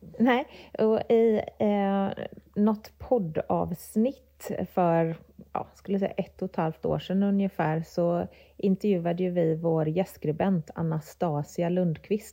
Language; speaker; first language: Swedish; native; Swedish